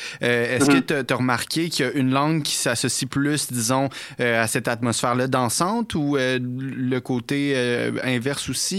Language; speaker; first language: French; native; French